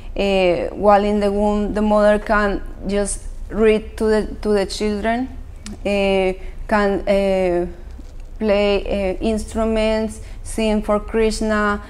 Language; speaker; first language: English; non-native, fluent; Spanish